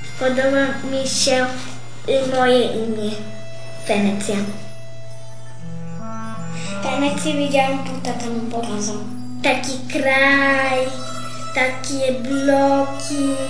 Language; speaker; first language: Polish; non-native, local second language; Romany